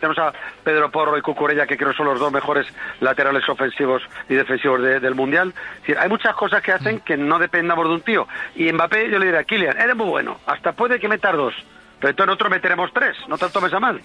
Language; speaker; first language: Spanish; native; Spanish